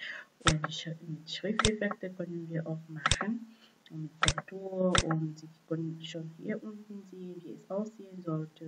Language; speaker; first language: German; non-native, fluent; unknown